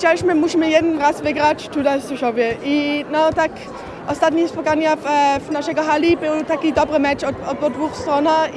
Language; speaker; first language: Polish; early bilingual, heritage; Polish